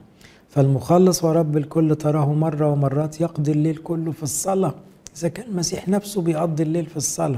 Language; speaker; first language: Arabic; native; Arabic